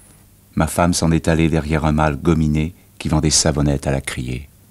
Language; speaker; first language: French; native; French